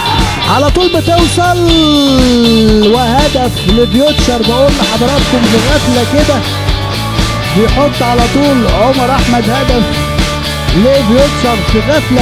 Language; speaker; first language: Arabic; native; Arabic